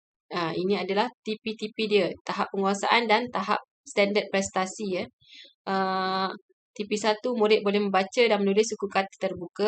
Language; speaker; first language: Malay; native; Malay